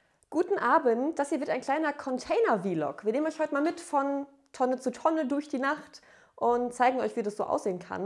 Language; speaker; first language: German; native; German